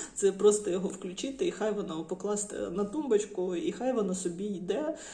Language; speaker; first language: Ukrainian; non-native, local second language; Russian